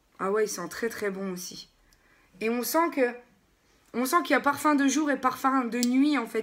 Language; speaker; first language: French; native; French